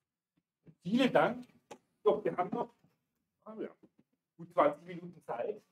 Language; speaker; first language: German; native; German